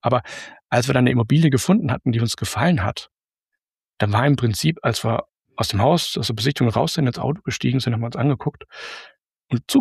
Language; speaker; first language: German; native; German